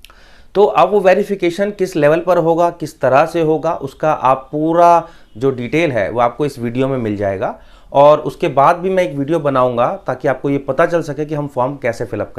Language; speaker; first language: Hindi; native; Hindi